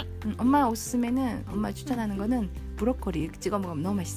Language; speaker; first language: Japanese; non-native, fluent; Korean